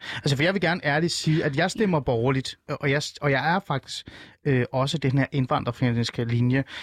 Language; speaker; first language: Danish; early bilingual, other home language; Persian